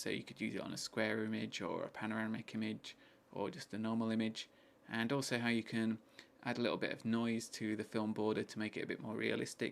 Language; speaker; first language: English; native; English